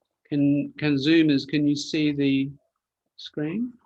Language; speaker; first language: English; native; English